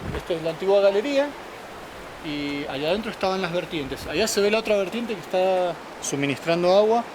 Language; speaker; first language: Spanish; native; Spanish